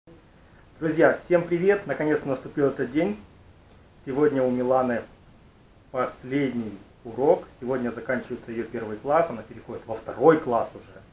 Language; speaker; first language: Russian; native; Russian